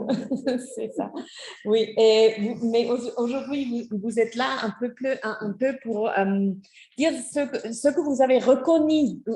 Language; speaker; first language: French; non-native, fluent; German